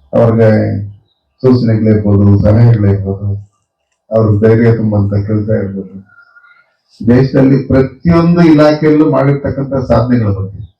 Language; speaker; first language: Kannada; native; Kannada